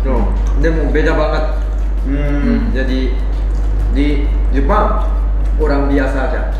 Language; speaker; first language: Indonesian; non-native, fluent; Japanese